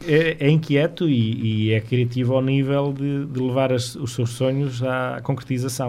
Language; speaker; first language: Portuguese; native; Portuguese